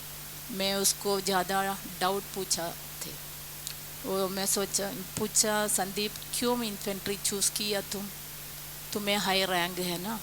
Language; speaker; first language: Hindi; non-native, local second language; Malayalam